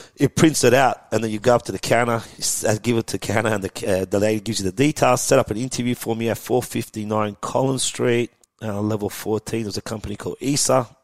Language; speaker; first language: English; early bilingual, other home language; Persian